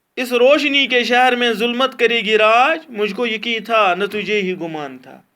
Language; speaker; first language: Urdu; non-native, local second language; Kashmiri